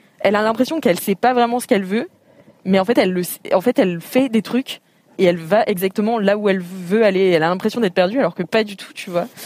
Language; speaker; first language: French; native; French